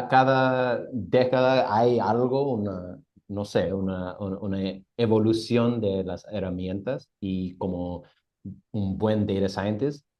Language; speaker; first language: Spanish; non-native, fluent; English